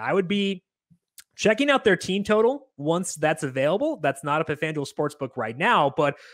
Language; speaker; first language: English; native; English